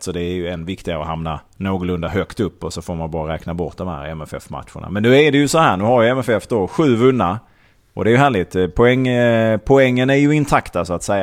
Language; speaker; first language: Swedish; native; Swedish